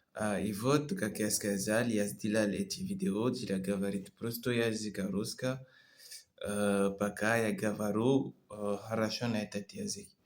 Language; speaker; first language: Russian; non-native, learner; French